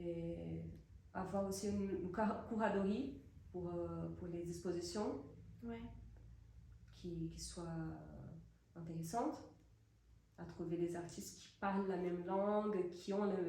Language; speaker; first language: French; non-native, fluent; Portuguese